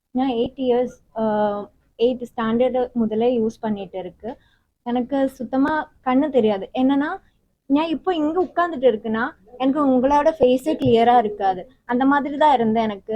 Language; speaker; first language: Tamil; non-native, learner; Malayalam